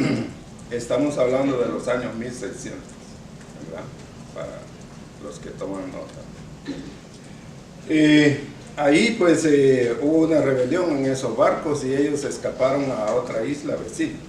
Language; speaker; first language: Spanish; non-native, local second language; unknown